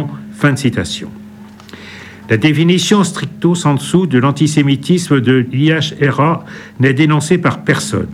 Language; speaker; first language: French; native; French